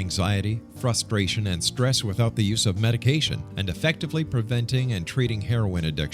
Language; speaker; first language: English; native; English